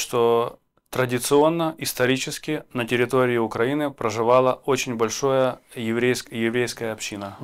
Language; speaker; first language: Russian; native; Russian